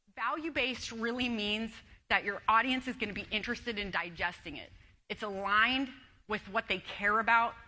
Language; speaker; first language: English; native; English